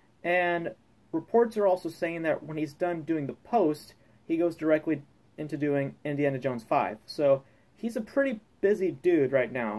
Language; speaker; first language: English; native; English